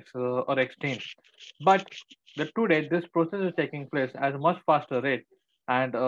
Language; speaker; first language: English; non-native, local second language; Marathi